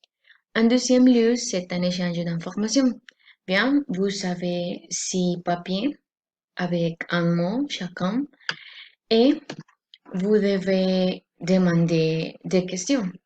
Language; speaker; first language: French; non-native, learner; Spanish